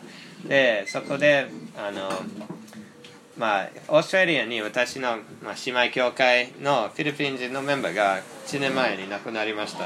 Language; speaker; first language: Japanese; non-native, fluent; English